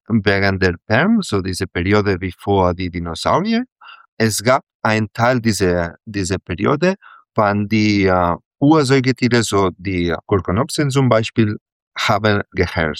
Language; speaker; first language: German; non-native, fluent; Catalan